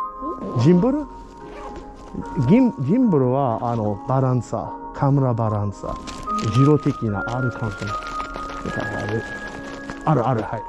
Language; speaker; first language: Japanese; non-native, learner; English